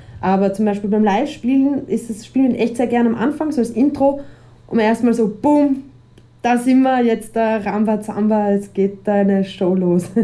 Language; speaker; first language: German; native; German